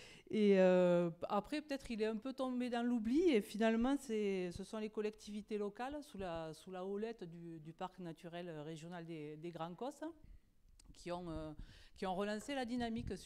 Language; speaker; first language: French; native; French